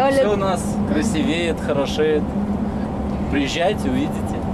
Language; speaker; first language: Russian; native; Russian